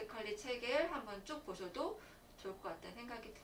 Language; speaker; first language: Korean; native; Korean